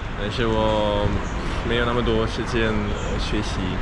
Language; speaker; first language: Chinese; non-native, learner; Dutch